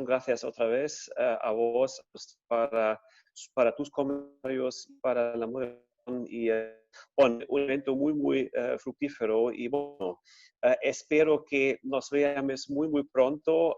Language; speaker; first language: Spanish; non-native, fluent; German